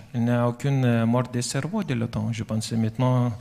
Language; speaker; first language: French; non-native, fluent; Lithuanian